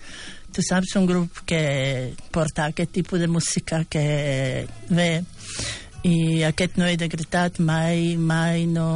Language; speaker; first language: Catalan; non-native, fluent; Bosnian